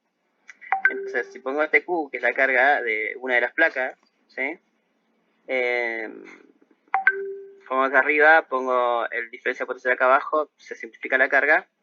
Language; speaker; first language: Spanish; native; Spanish